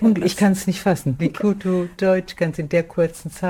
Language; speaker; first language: German; native; German